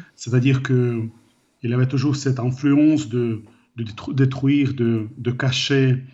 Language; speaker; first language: French; non-native, learner; Ukrainian